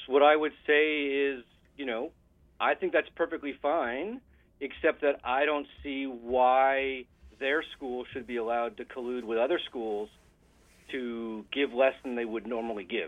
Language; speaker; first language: English; native; English